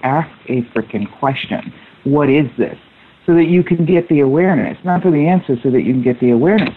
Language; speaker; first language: English; native; English